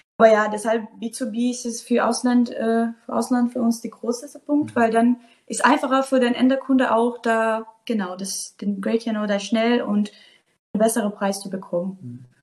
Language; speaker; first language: German; non-native, fluent; Portuguese